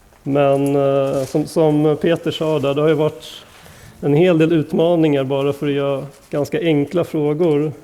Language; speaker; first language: Swedish; native; Swedish